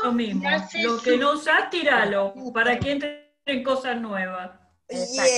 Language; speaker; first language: Spanish; native; Spanish